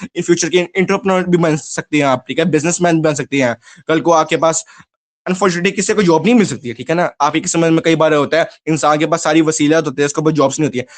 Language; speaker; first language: Urdu; non-native, local second language; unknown